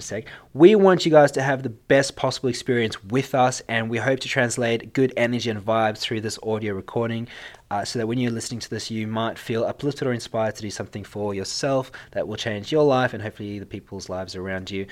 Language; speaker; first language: English; native; English